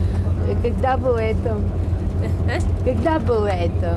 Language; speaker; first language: Russian; non-native, learner; Bulgarian